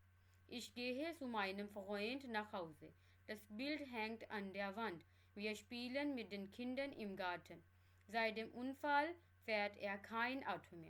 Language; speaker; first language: German; non-native, fluent; Urdu